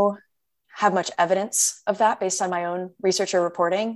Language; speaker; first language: English; native; English